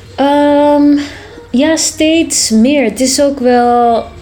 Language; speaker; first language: Dutch; early bilingual, other home language; Tigrinya